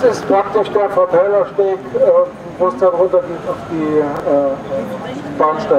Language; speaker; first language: German; native; German